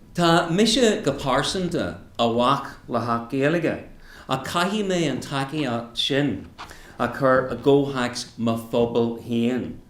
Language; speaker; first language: Irish; non-native, local second language; English